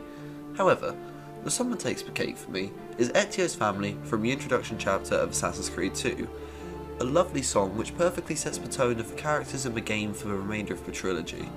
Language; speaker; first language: English; native; English